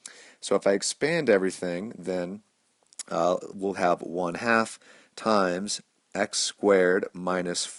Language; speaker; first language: English; native; English